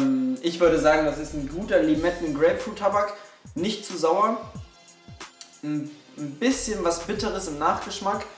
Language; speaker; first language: German; native; German